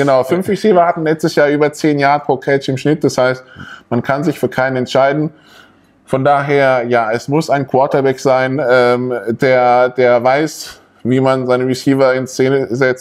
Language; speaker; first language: German; native; German